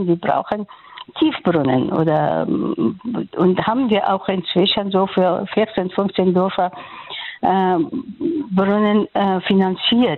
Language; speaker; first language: German; non-native, learner; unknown